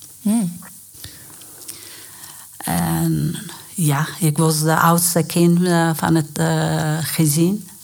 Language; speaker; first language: Dutch; non-native, learner; Persian